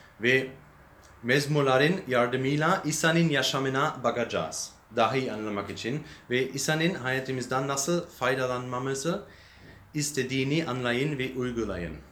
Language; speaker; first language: Turkish; non-native, learner; German